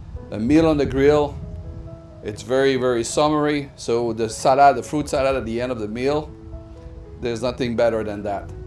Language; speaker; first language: English; non-native, fluent; French